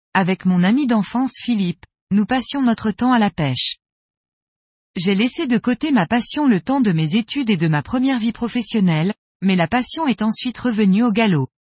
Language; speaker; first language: French; native; French